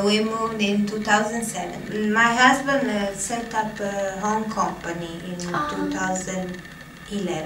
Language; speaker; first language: English; non-native, fluent; Italian